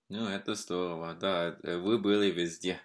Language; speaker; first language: Russian; non-native, fluent; Norwegian